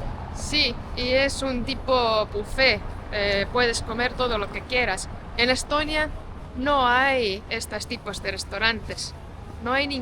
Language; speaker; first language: Spanish; non-native, fluent; Estonian